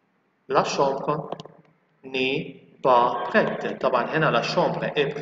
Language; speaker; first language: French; non-native, fluent; Arabic